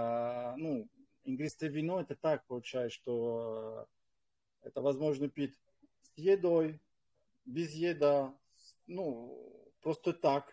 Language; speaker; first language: Russian; non-native, fluent; French